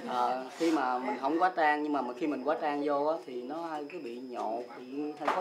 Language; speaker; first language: Vietnamese; native; Vietnamese